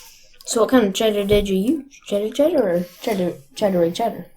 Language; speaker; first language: English; native; English